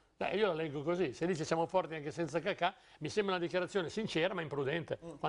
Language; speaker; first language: Italian; native; Italian